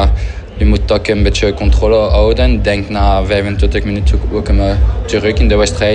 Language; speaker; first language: Dutch; non-native, fluent; French